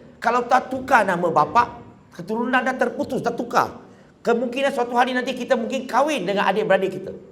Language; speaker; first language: Malay; non-native, local second language; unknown